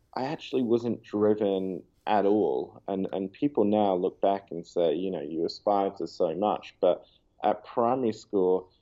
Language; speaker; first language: English; native; English